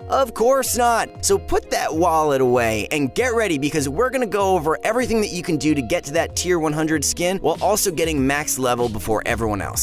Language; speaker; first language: English; native; English